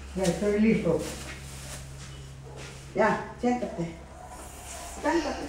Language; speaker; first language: Spanish; native; Spanish